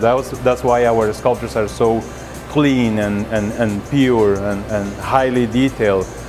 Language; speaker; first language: English; non-native, fluent; Spanish